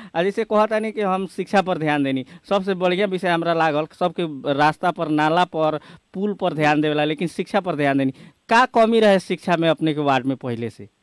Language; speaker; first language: Bhojpuri; native; Bhojpuri